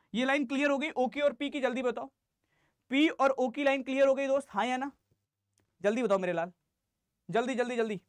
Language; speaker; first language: Hindi; native; Hindi